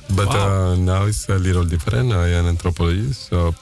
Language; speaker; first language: English; non-native, learner; Spanish